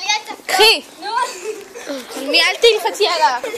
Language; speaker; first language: Hebrew; native; Hebrew